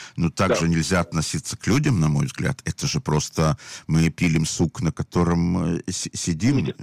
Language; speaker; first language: Russian; native; Russian